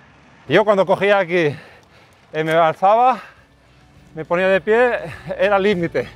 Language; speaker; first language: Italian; non-native, learner; Spanish